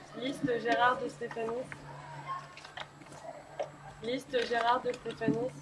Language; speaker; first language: French; native; French